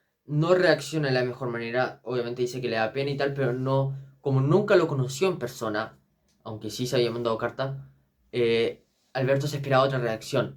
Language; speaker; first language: Spanish; native; Spanish